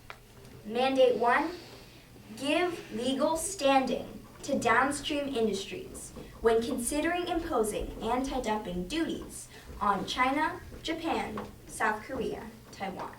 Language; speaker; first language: English; native; English